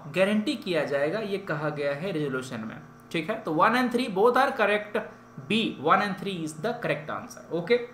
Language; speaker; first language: Hindi; native; Hindi